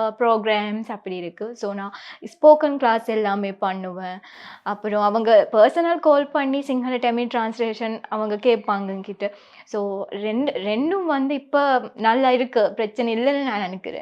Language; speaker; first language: Tamil; non-native, local second language; Sinhala